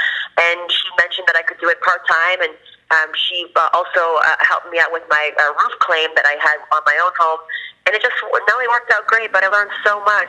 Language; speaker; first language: English; native; English